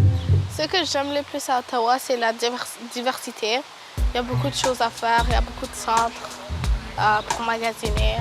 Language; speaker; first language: French; early bilingual, other home language; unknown